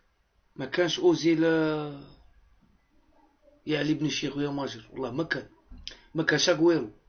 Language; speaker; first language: Arabic; native; Arabic